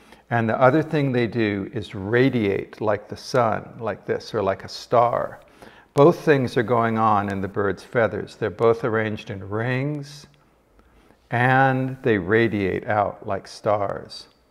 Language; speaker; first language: English; native; English